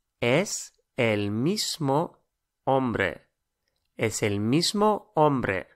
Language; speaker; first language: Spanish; non-native, fluent; English